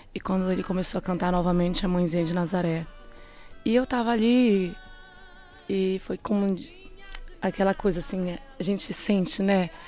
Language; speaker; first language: Portuguese; native; Portuguese